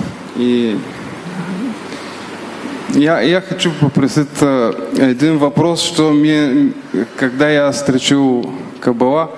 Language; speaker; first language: Russian; non-native, learner; Bulgarian